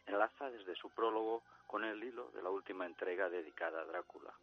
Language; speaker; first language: Spanish; non-native, local second language; Catalan